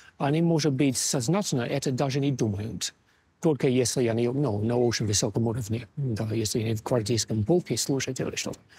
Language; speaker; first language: Russian; non-native, fluent; English